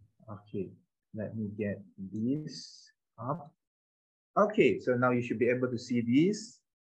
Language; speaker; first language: English; non-native, local second language; Malay